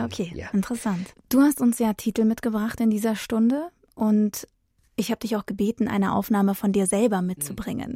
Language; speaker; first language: German; native; German